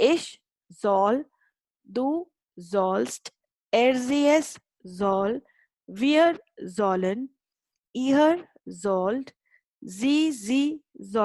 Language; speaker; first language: German; non-native, fluent; Hindi